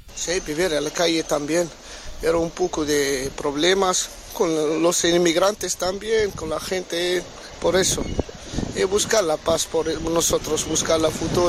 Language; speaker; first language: Spanish; non-native, learner; Arabic